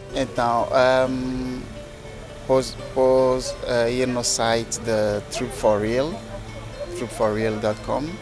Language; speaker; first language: Portuguese; non-native, learner; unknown